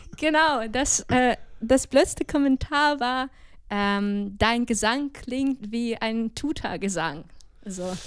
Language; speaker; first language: German; non-native, fluent; Ukrainian